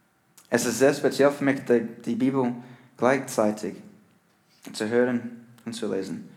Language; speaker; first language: German; non-native, learner; English